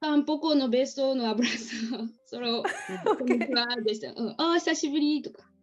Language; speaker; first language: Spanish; non-native, learner; Japanese